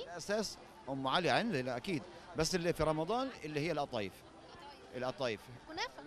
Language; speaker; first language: Arabic; native; Arabic